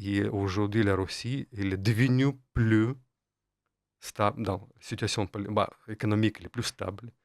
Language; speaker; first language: French; non-native, fluent; Russian